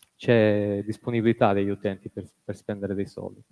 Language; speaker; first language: Italian; non-native, fluent; Portuguese